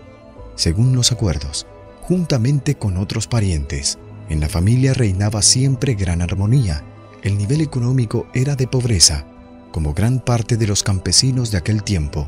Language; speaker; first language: Spanish; native; Spanish